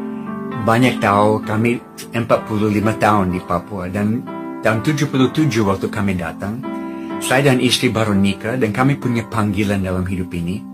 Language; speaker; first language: Indonesian; non-native, fluent; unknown